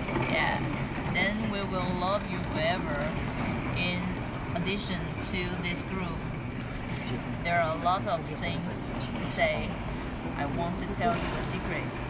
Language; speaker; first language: English; non-native, fluent; Chinese